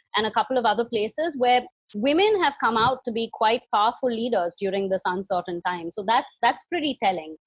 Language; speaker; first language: English; non-native, local second language; Hindi